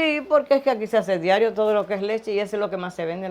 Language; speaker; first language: Spanish; native; Spanish